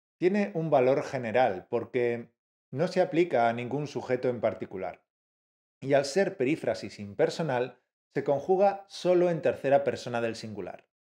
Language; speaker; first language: Spanish; native; Spanish